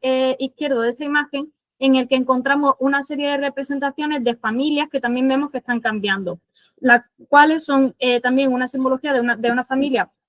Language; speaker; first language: Spanish; native; Spanish